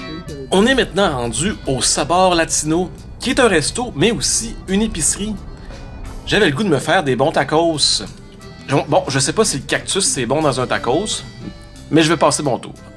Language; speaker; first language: French; native; French